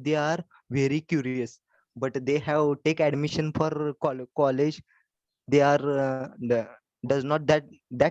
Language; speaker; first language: English; non-native, learner; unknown